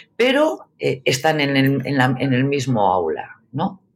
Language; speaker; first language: Spanish; native; Spanish